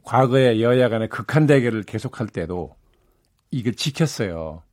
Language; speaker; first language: Korean; native; Korean